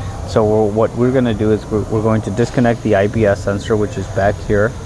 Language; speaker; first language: English; native; English